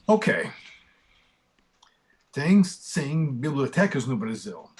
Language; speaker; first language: Portuguese; non-native, fluent; English